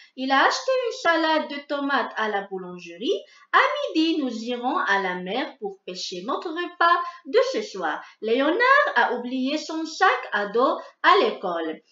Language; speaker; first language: French; non-native, local second language; Arabic